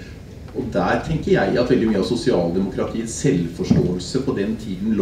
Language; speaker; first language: Norwegian; native; Norwegian